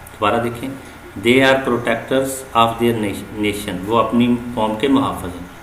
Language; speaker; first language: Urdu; non-native, local second language; Punjabi